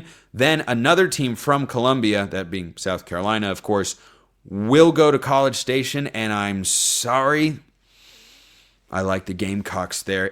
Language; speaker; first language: English; native; English